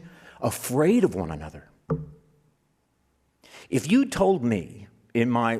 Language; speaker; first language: English; native; English